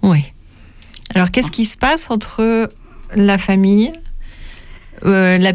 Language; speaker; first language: French; native; French